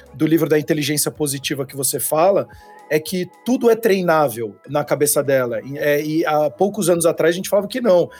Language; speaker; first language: Portuguese; native; Portuguese